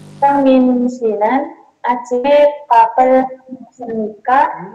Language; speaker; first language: Korean; non-native, learner; Indonesian